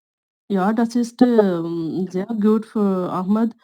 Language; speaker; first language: German; non-native, learner; Urdu